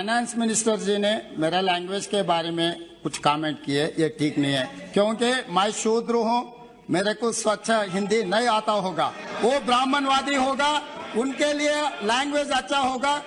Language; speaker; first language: Hindi; non-native, local second language; Telugu